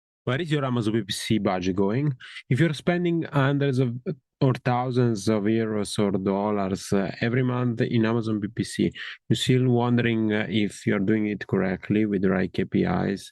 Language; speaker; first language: English; non-native, fluent; Italian